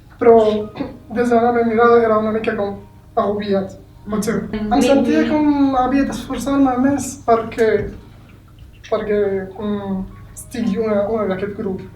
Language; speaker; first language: Catalan; non-native, learner; Arabic